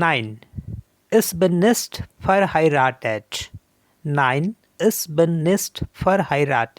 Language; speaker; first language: German; non-native, learner; Hindi